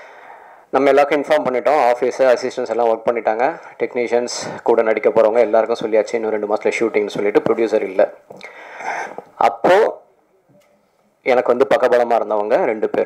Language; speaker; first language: Tamil; native; Tamil